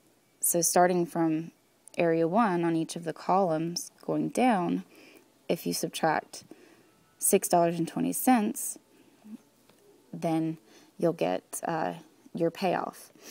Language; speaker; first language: English; native; English